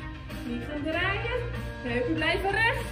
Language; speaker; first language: Dutch; native; Dutch